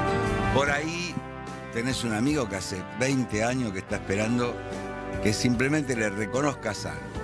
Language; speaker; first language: Spanish; native; Spanish